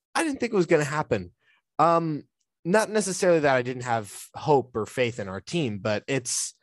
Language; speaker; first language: English; native; English